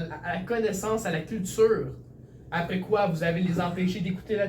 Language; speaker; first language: French; native; French